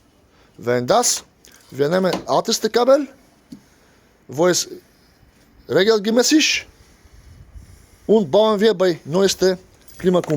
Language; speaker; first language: German; non-native, learner; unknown